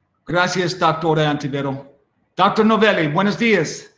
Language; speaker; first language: Spanish; non-native, learner; English